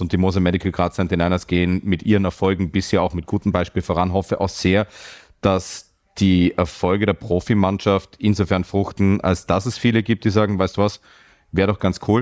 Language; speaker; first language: German; native; German